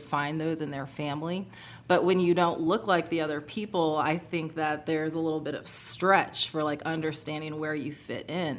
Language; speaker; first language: English; native; English